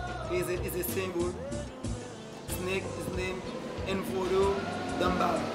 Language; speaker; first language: English; non-native, learner; Haitian Creole